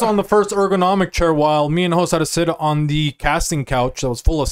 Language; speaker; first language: English; native; English